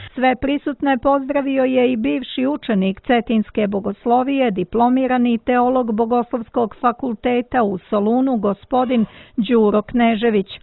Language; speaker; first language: Serbian; native; Serbian